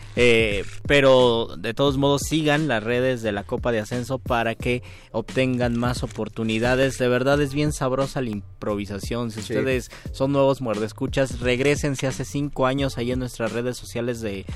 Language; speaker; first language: Spanish; native; Spanish